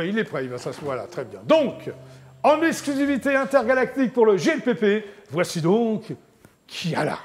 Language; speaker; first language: French; native; French